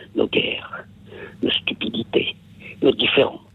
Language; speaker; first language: French; non-native, local second language; Kabyle